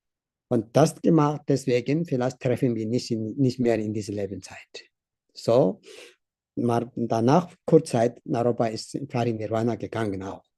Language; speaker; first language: German; non-native, learner; Tibetan